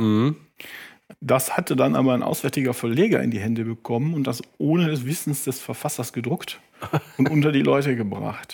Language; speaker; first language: German; native; German